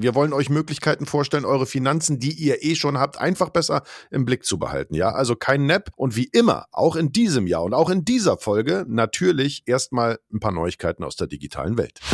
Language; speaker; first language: German; native; German